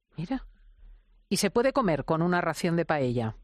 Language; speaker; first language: Spanish; native; Spanish